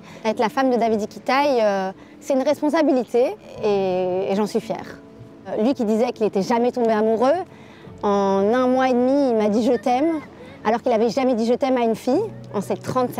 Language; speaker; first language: French; native; French